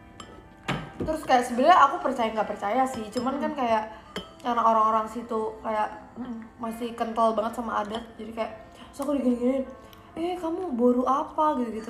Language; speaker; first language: Indonesian; native; Indonesian